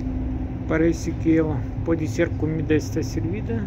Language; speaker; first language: Spanish; non-native, learner; Russian